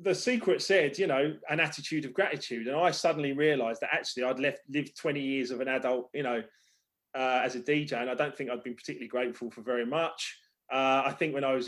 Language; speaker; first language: English; native; English